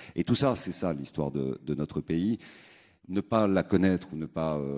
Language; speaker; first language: French; native; French